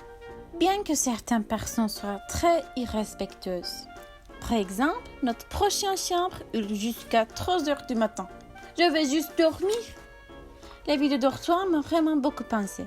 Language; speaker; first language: French; non-native, learner; Turkish